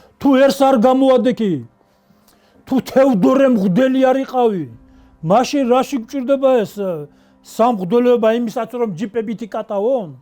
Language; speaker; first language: Georgian; non-native, local second language; Svan